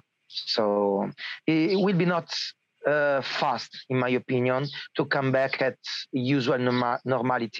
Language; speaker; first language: English; non-native, learner; Italian